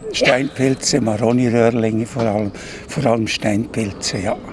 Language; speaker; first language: German; native; German